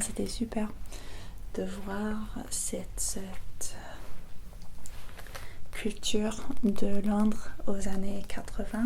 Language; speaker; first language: French; non-native, fluent; English